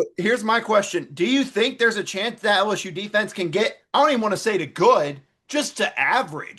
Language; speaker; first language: English; native; English